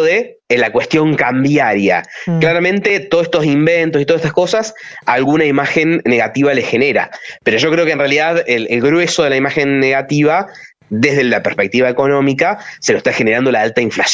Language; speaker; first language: Spanish; native; Spanish